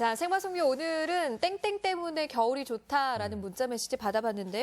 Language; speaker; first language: Korean; native; Korean